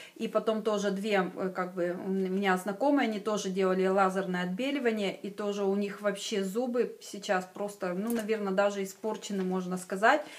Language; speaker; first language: Russian; native; Russian